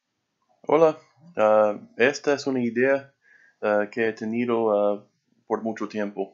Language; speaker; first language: Spanish; non-native, learner; English